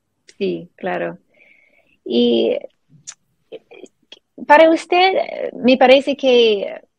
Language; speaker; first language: Spanish; non-native, fluent; English